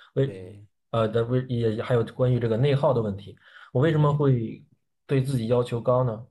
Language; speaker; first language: Chinese; native; Chinese